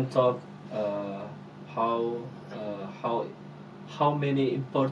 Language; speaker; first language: English; non-native, learner; Indonesian